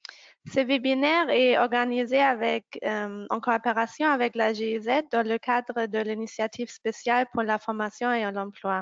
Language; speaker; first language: French; non-native, fluent; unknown